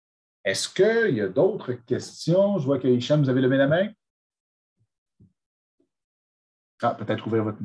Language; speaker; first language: French; native; French